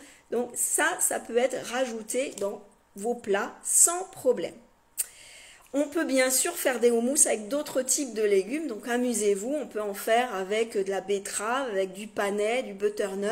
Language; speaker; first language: French; native; French